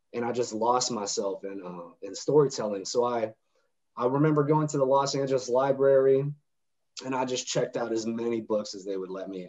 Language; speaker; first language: English; native; English